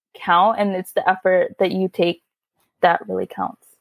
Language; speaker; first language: English; early bilingual, other home language; Hindi